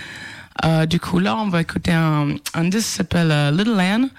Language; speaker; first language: French; non-native, fluent; English